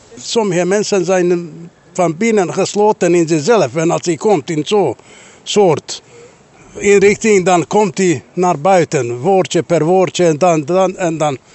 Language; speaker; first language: Dutch; non-native, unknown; Bosnian